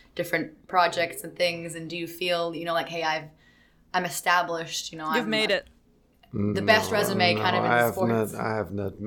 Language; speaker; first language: English; non-native, fluent; German